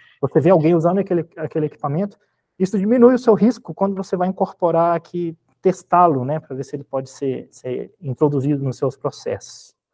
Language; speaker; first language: Portuguese; native; Portuguese